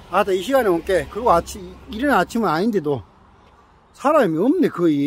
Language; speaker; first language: Korean; native; Korean